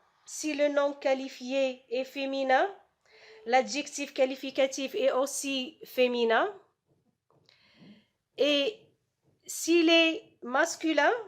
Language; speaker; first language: French; non-native, local second language; Arabic